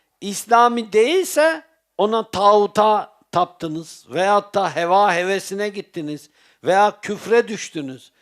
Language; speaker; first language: Turkish; native; Turkish